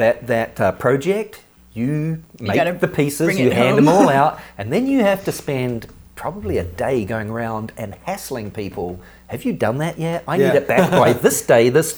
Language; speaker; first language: English; native; English